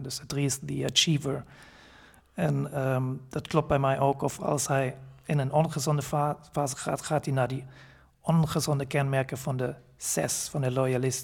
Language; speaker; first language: Dutch; non-native, fluent; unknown